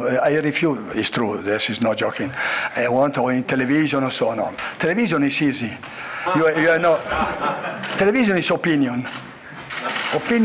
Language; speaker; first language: English; non-native, learner; Italian